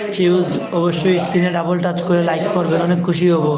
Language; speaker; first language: Bangla; native; Bangla